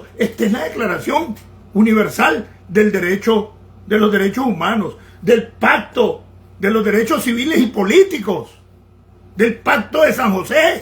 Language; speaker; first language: Spanish; native; Spanish